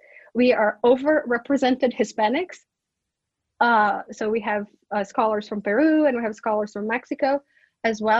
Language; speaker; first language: English; non-native, fluent; Portuguese